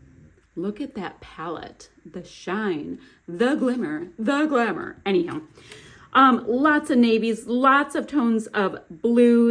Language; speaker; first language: English; native; English